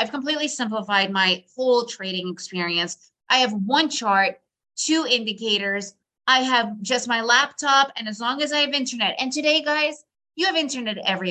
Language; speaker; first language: English; early bilingual, other home language; Russian